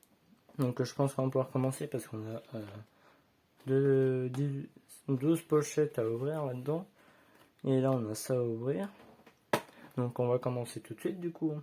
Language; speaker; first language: French; native; French